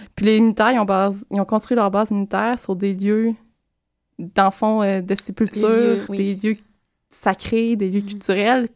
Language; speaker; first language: French; native; French